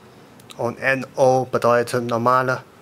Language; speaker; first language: German; non-native, learner; Chinese